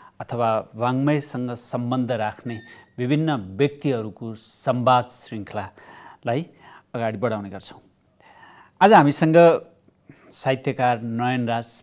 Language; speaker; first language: Nepali; native; Nepali